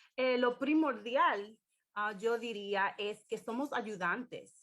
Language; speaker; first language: Spanish; early bilingual, heritage; English